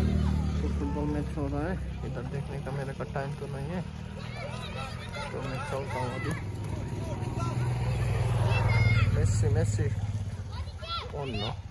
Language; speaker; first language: Hindi; non-native, local second language; Nepali